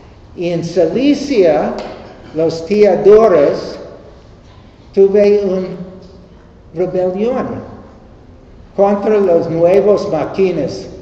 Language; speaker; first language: Spanish; non-native, learner; English